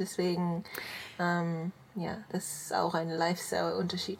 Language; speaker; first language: German; non-native, learner; Japanese